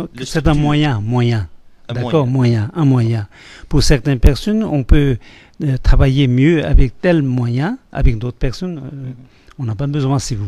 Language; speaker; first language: French; non-native, fluent; Tibetan